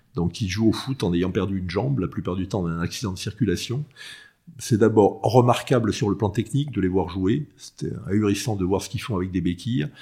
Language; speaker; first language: French; native; French